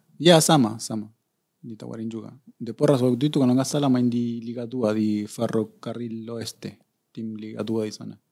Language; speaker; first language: Indonesian; non-native, fluent; Spanish